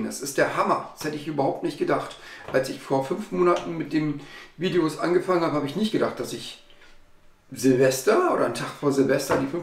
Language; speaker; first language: German; native; German